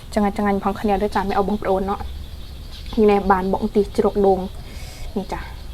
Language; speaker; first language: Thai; non-native, local second language; Northern Khmer